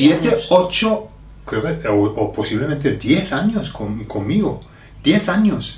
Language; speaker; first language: Spanish; non-native, fluent; English